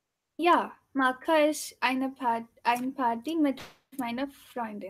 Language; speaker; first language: German; non-native, fluent; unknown